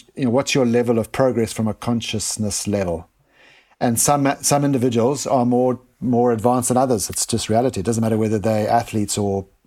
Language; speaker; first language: English; native; English